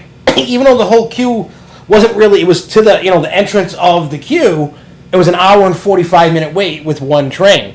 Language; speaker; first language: English; native; English